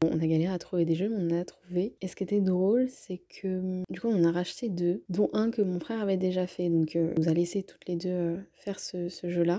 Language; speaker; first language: French; native; French